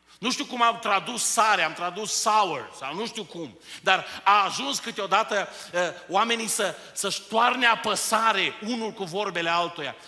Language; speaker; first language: Romanian; native; Romanian